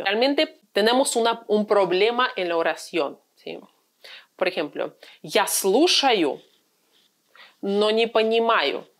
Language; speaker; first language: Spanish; non-native, fluent; Russian